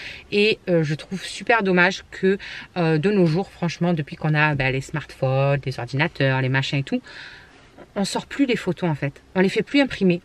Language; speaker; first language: French; native; French